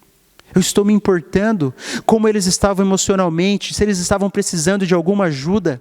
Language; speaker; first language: Portuguese; native; Portuguese